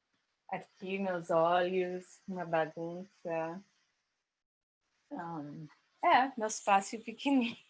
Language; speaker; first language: Portuguese; early bilingual, heritage; Portuguese